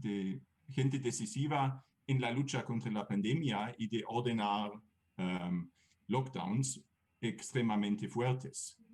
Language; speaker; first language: Spanish; non-native, fluent; German